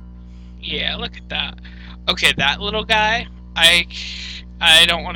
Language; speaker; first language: English; native; English